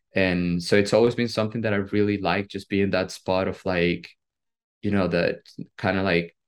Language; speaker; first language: English; non-native, fluent; Spanish